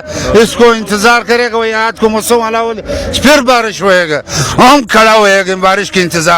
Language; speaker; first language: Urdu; non-native, local second language; Pashto